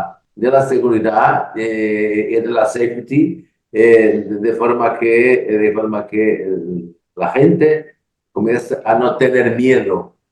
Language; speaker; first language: Spanish; non-native, learner; Portuguese